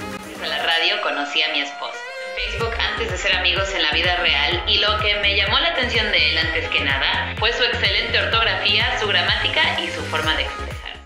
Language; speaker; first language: Spanish; early bilingual, other home language; English